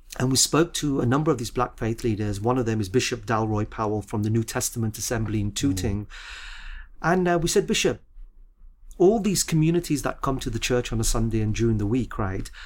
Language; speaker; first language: English; early bilingual, other home language; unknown